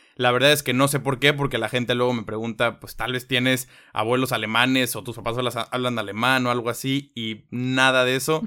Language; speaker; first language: Spanish; native; Spanish